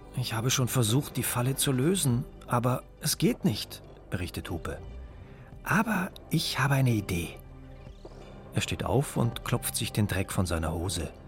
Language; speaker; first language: German; native; German